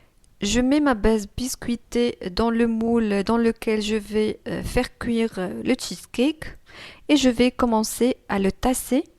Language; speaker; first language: French; non-native, local second language; Arabic